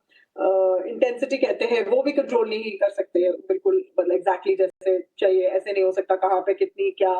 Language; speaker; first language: Hindi; native; Hindi